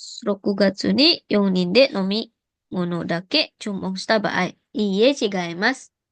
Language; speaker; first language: Japanese; non-native, fluent; Indonesian